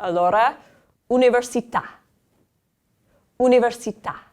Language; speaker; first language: Italian; non-native, fluent; English